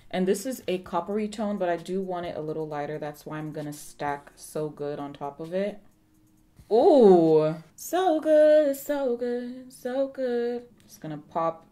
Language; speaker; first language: English; early bilingual, other home language; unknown